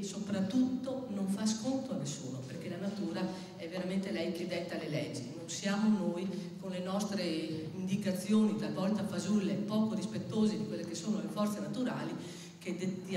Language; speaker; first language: Italian; native; Italian